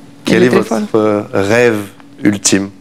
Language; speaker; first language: French; native; French